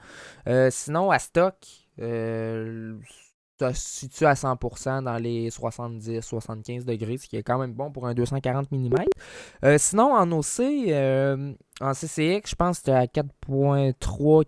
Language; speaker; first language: French; native; French